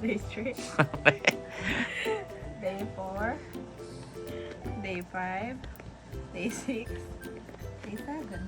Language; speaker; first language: English; non-native, local second language; Filipino